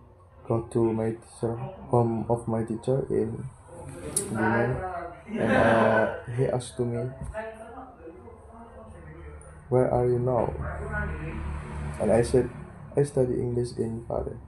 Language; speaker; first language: English; non-native, learner; Indonesian